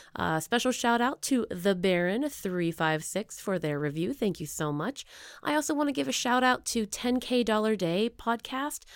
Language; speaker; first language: English; native; English